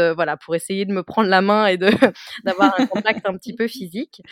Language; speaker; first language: French; native; French